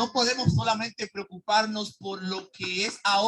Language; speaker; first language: Spanish; native; Spanish